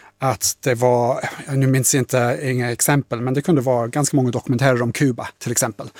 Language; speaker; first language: Swedish; non-native, fluent; English